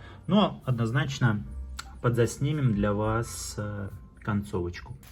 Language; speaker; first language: Russian; native; Russian